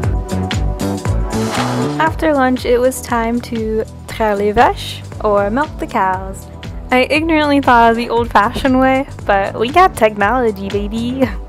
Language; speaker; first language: English; native; English